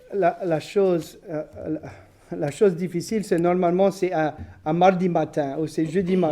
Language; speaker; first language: French; non-native, local second language; English